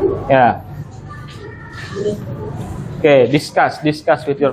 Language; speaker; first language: English; non-native, learner; Indonesian